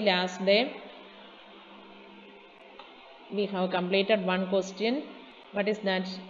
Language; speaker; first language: English; non-native, local second language; Malayalam